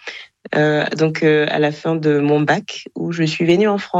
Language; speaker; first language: French; non-native, local second language; Kinyarwanda